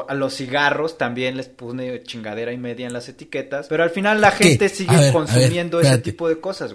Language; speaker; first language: Spanish; native; Spanish